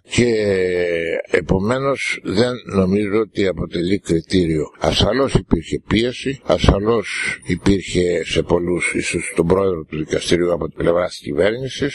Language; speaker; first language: Greek; native; Greek